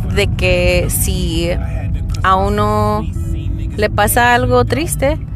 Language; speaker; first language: Spanish; early bilingual, heritage; Spanish